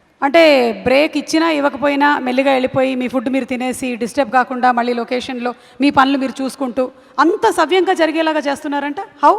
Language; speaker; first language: Telugu; native; Telugu